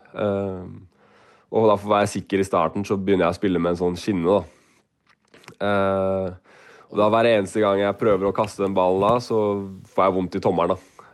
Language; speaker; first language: Norwegian; native; Norwegian